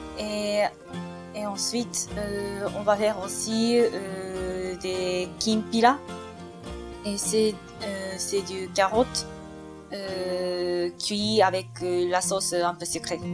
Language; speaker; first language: French; non-native, learner; Japanese